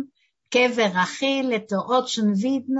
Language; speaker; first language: Russian; early bilingual, heritage; Russian